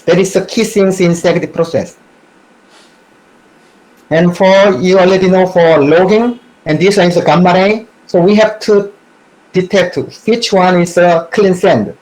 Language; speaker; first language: English; non-native, fluent; Korean